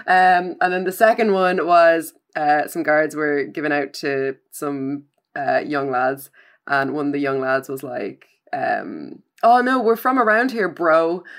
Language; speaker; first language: English; native; English